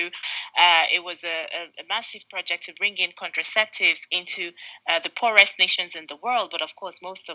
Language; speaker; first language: English; non-native, local second language; Igbo